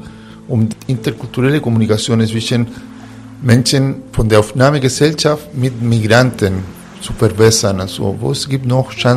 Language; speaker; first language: German; non-native, fluent; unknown